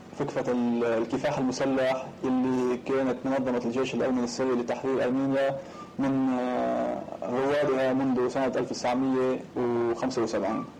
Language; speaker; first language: Arabic; non-native, local second language; Armenian